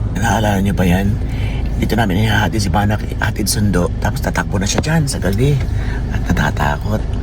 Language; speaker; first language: Filipino; native; Filipino